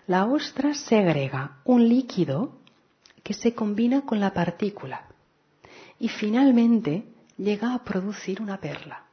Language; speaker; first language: Spanish; non-native, local second language; Catalan